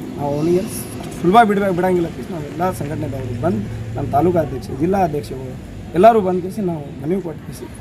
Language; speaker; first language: Kannada; non-native, local second language; Lambadi